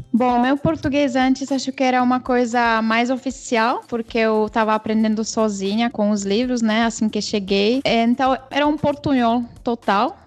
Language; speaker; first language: Portuguese; non-native, fluent; Czech